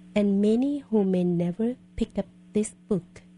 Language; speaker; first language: English; non-native, fluent; Vietnamese